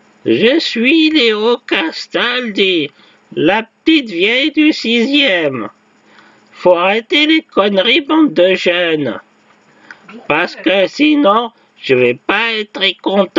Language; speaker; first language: French; native; French